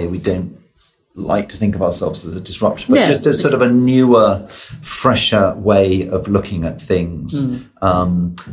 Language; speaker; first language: English; native; English